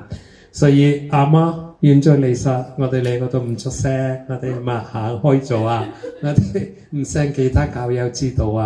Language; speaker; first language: Cantonese; early bilingual, heritage; Cantonese